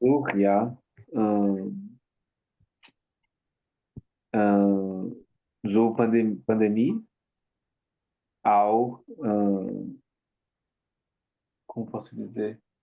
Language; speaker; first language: German; non-native, learner; Portuguese